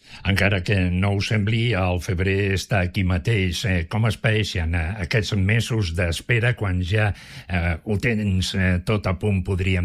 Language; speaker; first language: Catalan; native; Catalan